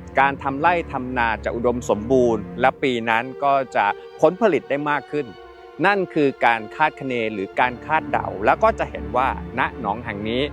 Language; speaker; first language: Thai; native; Thai